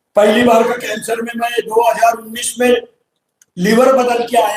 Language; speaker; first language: Hindi; non-native, local second language; Marathi